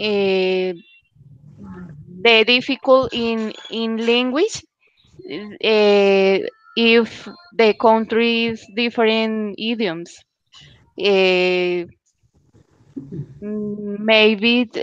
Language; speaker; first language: English; non-native, learner; Spanish